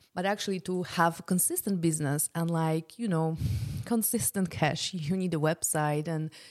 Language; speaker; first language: English; non-native, fluent; Polish